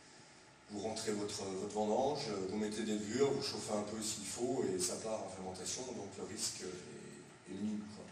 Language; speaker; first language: French; native; French